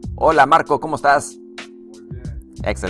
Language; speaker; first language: Spanish; early bilingual, heritage; Spanish